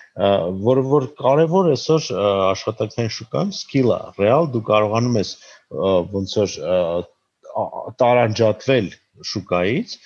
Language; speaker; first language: Armenian; native; Armenian